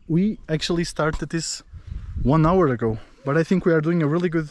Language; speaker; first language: English; non-native, fluent; Portuguese